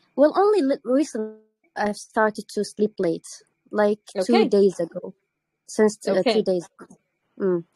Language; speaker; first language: English; non-native, fluent; Arabic